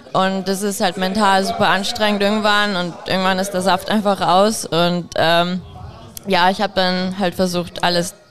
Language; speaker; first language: German; native; German